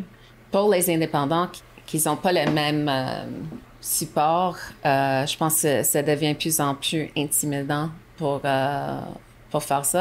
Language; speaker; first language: French; non-native, local second language; English